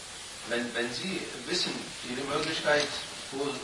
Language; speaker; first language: German; non-native, learner; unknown